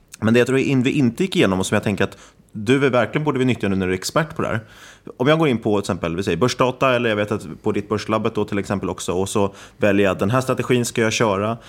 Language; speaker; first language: Swedish; native; Swedish